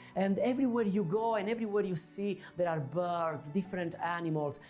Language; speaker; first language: English; non-native, fluent; Italian